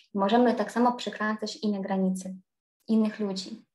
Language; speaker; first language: Polish; non-native, fluent; Ukrainian